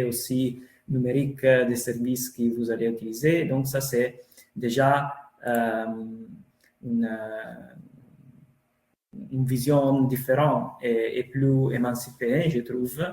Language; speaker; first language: French; non-native, fluent; Italian